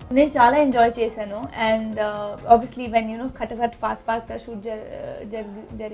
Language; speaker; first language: Telugu; non-native, learner; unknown